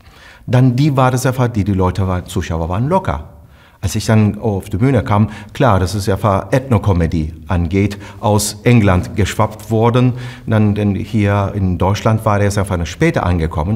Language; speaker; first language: German; non-native, fluent; Turkish